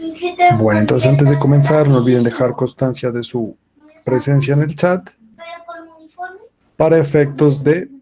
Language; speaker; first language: Spanish; native; Spanish